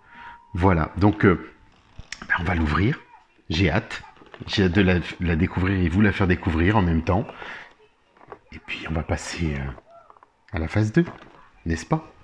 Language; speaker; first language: French; native; French